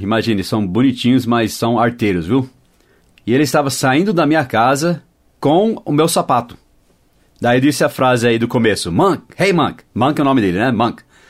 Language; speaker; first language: Portuguese; non-native, fluent; English